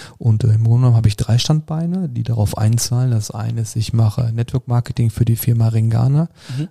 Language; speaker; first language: German; early bilingual, other home language; Turkish